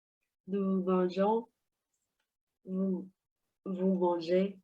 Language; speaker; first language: French; non-native, learner; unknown